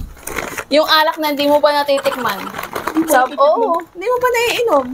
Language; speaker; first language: Filipino; native; Filipino